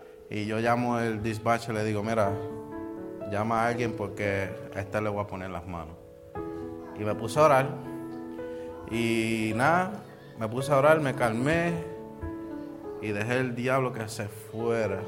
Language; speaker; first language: Spanish; native; Spanish